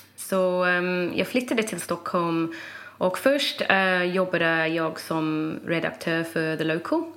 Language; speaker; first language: Swedish; non-native, fluent; English